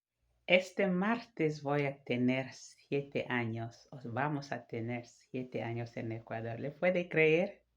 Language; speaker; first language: Spanish; non-native, fluent; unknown